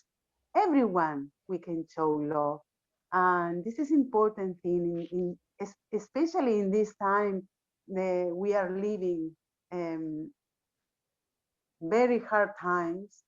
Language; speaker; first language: English; non-native, learner; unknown